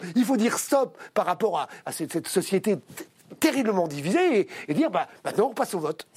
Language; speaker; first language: French; native; French